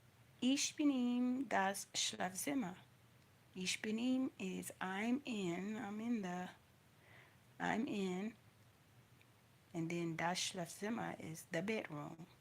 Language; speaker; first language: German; non-native, learner; English